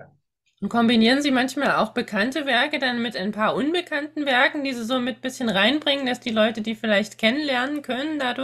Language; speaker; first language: German; native; German